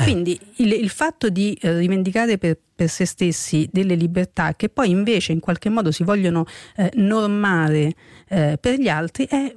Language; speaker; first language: Italian; native; Italian